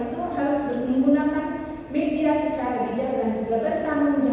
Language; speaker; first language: Indonesian; native; Indonesian